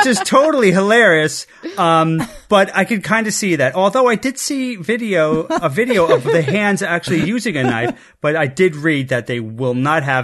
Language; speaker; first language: English; native; English